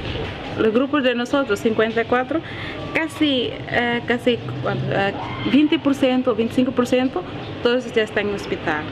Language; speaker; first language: Spanish; non-native, learner; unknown